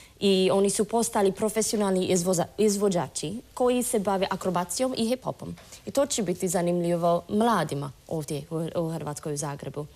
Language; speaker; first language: Croatian; non-native, fluent; English